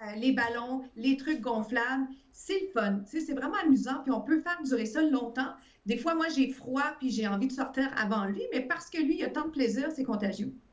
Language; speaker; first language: French; early bilingual, other home language; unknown